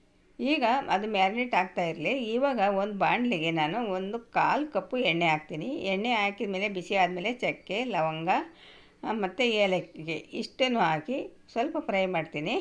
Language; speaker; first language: Kannada; native; Kannada